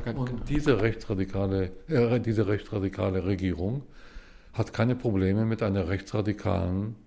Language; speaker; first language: German; early bilingual, heritage; Hebrew